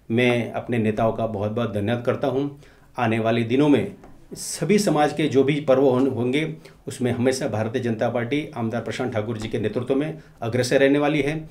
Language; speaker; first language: Hindi; non-native, local second language; Marathi